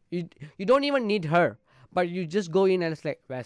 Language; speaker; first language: English; non-native, local second language; Tamil